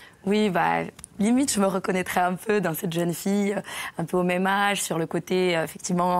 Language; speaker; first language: French; native; French